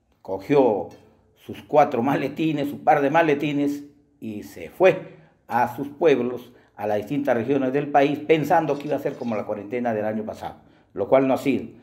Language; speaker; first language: Spanish; native; Spanish